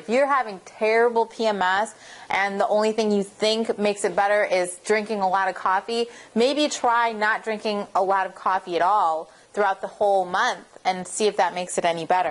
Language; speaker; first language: English; native; English